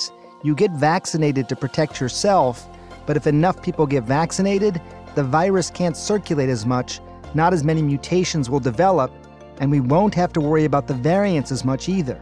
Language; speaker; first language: English; native; English